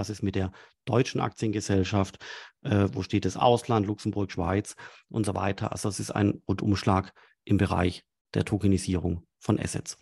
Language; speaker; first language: German; native; German